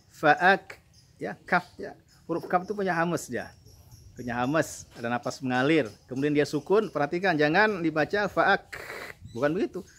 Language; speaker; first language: Malay; native; Malay